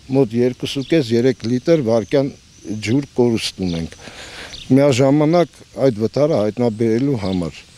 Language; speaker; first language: Armenian; native; Armenian